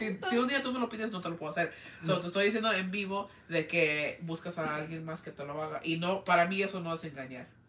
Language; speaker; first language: Spanish; early bilingual, heritage; Spanish